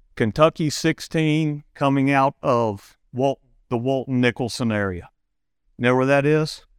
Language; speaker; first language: English; native; English